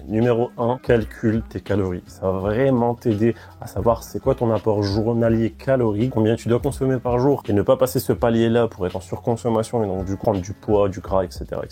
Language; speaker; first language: French; native; French